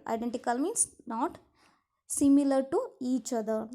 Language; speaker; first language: English; non-native, local second language; Kannada